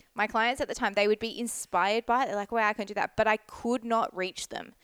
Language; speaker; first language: English; native; English